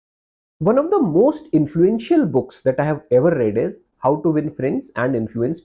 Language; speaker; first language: English; non-native, local second language; Hindi